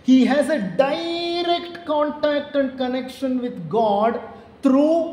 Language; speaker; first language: English; non-native, local second language; Kannada